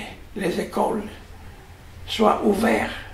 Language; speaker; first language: French; non-native, fluent; Italian